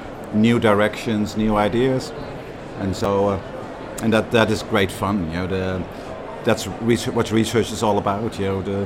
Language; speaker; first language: English; non-native, fluent; Dutch